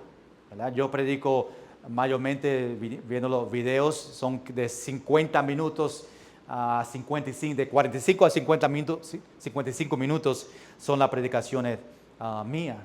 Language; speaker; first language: Spanish; early bilingual, heritage; English